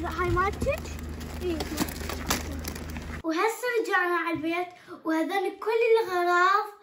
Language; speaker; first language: Arabic; early bilingual, heritage; Arabic